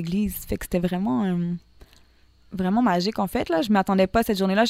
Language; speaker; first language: French; native; French